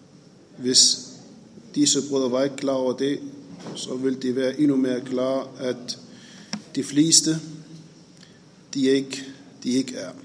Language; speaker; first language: Danish; non-native, fluent; Arabic